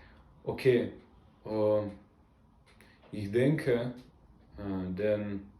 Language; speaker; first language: German; non-native, learner; Russian